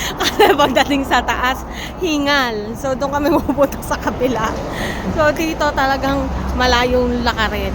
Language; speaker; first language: Filipino; native; Filipino